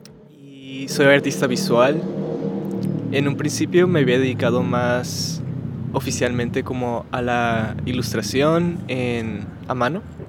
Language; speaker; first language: Spanish; native; Spanish